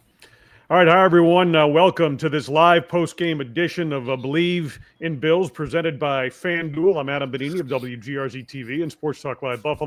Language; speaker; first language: English; native; English